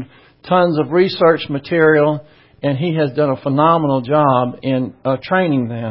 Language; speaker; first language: English; native; English